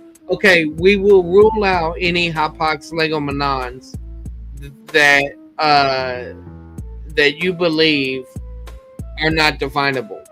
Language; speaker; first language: English; native; English